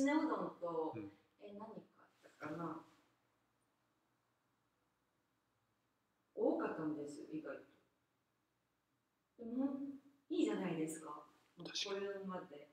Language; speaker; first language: Japanese; non-native, fluent; Korean